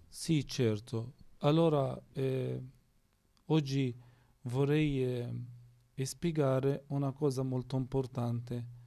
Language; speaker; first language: Italian; non-native, fluent; Arabic